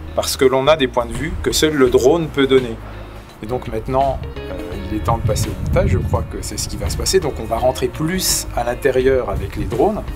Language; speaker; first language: French; native; French